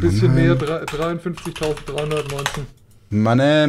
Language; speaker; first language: German; native; German